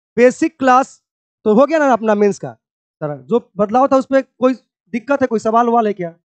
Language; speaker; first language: Hindi; native; Hindi